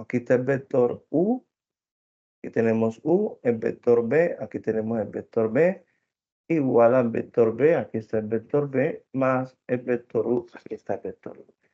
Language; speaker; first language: Spanish; native; Spanish